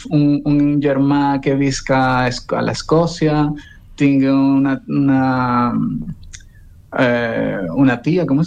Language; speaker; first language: Catalan; non-native, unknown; Spanish